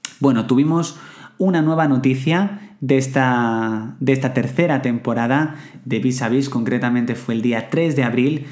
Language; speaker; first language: Spanish; native; Spanish